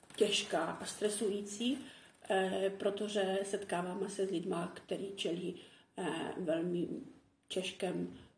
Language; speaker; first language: Czech; non-native, fluent; Polish